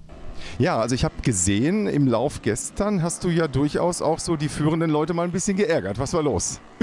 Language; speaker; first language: German; native; German